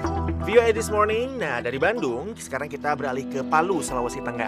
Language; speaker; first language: Indonesian; native; Indonesian